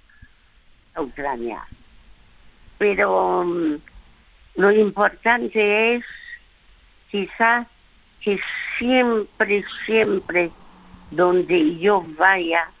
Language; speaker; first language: Spanish; early bilingual, other home language; French